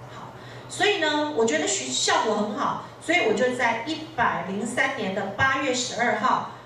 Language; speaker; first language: Chinese; native; Chinese